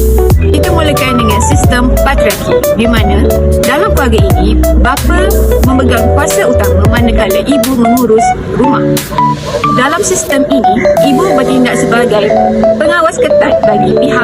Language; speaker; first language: Malay; native; Malay